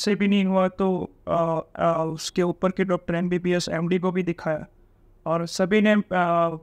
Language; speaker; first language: Hindi; non-native, local second language; Gujarati